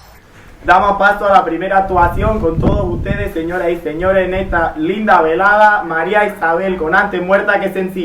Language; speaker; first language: Spanish; non-native, local second language; Catalan